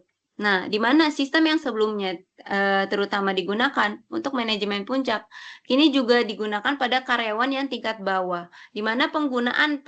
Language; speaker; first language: Indonesian; native; Indonesian